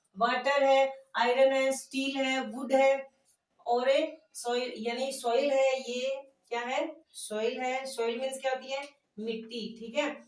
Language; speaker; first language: Hindi; native; Hindi